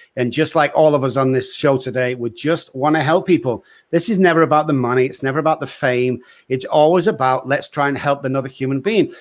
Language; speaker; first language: English; native; English